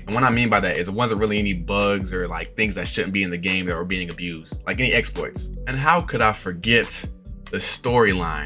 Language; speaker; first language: English; native; English